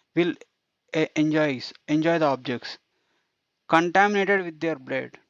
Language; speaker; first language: English; non-native, local second language; Telugu